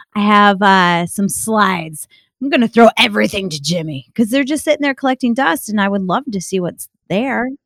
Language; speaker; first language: English; native; English